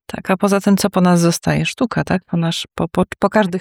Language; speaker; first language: Polish; native; Polish